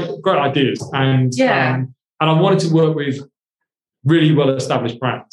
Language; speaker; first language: English; native; English